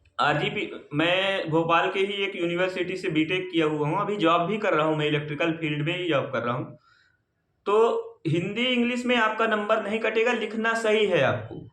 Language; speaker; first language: Hindi; native; Hindi